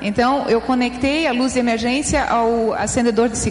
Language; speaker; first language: Portuguese; native; Portuguese